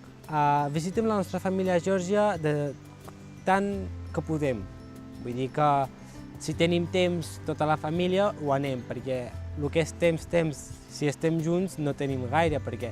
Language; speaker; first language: Catalan; early bilingual, other home language; Georgian